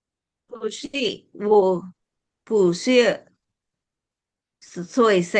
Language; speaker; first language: Chinese; non-native, learner; Indonesian